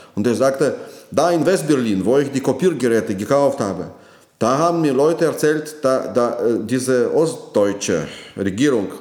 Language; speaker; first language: German; non-native, fluent; Russian